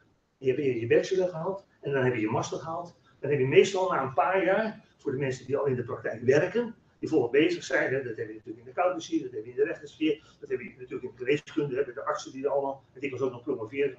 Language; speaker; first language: Dutch; native; Dutch